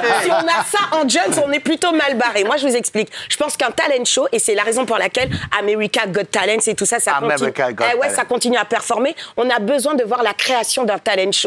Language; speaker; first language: French; native; French